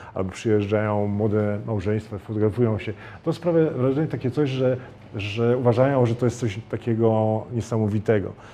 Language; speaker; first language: Polish; native; Polish